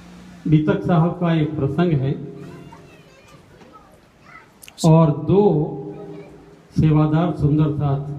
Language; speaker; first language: Hindi; non-native, local second language; Gujarati